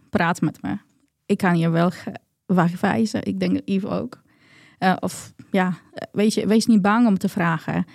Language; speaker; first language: Dutch; non-native, fluent; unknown